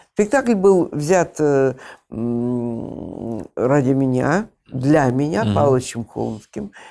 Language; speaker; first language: Russian; native; Russian